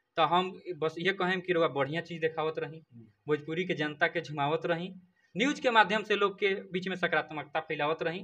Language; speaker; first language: Bhojpuri; native; Bhojpuri